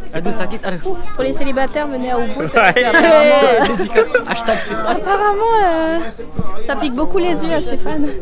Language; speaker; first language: French; native; French